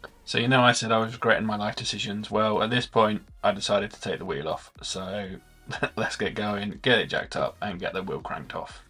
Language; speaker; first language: English; native; English